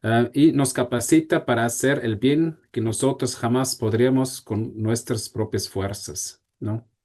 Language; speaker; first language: Spanish; non-native, fluent; German